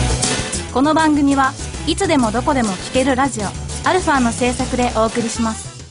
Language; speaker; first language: Japanese; native; Japanese